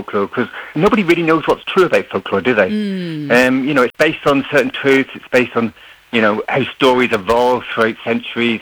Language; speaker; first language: English; native; English